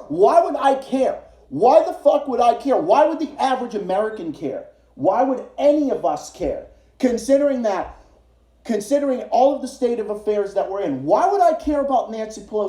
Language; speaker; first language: English; native; English